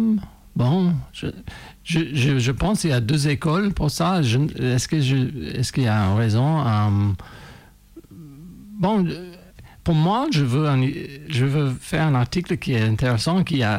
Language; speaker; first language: French; non-native, fluent; English